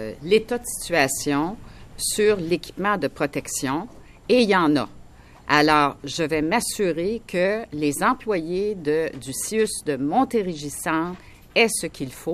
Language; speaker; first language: French; native; French